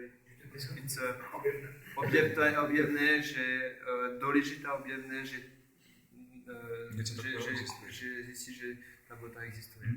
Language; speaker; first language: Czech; non-native, learner; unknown